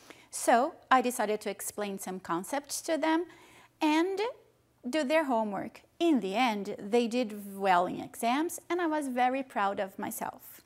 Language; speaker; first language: English; non-native, fluent; Portuguese